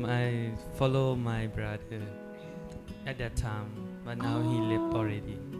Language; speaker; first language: English; non-native, learner; Thai